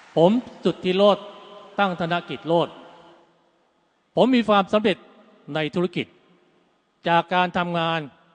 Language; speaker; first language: Thai; native; Thai